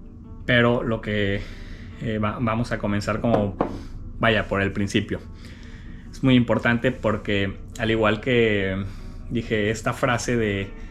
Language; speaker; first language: Spanish; native; Spanish